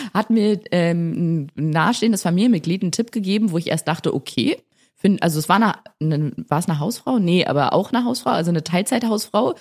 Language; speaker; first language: German; early bilingual, other home language; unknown